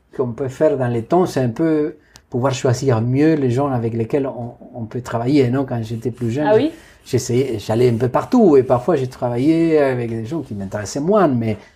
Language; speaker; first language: French; non-native, fluent; Spanish